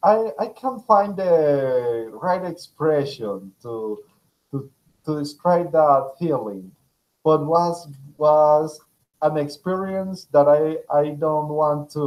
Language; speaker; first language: English; non-native, fluent; Spanish